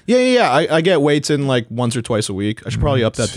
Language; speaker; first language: English; native; English